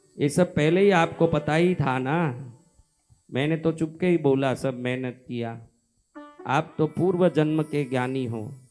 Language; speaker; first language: Hindi; native; Hindi